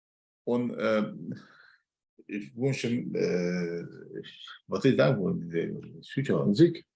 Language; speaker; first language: German; non-native, learner; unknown